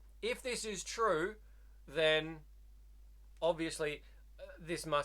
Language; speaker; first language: English; native; English